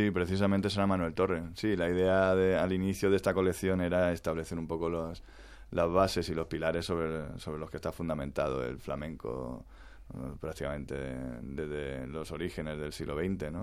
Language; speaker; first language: Spanish; native; Spanish